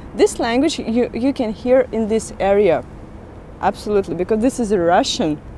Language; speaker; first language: English; non-native, learner; Russian